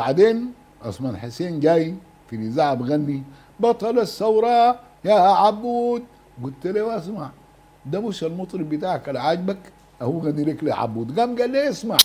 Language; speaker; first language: Arabic; native; Arabic